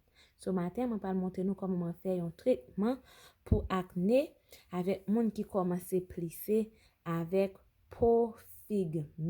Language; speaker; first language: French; non-native, local second language; Haitian Creole